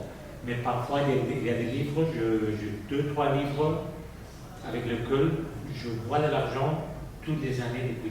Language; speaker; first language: French; non-native, fluent; Spanish